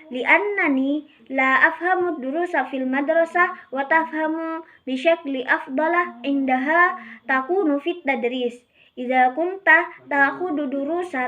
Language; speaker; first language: Arabic; non-native, learner; Indonesian